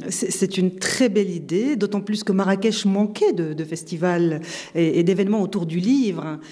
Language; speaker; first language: French; non-native, local second language; Arabic